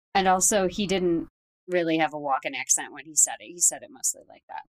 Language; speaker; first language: English; native; English